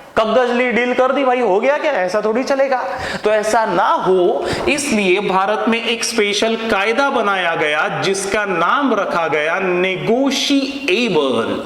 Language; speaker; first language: Hindi; non-native, local second language; Marathi